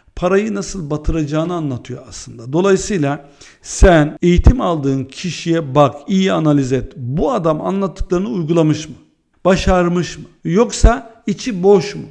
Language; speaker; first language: Turkish; early bilingual, heritage; Turkish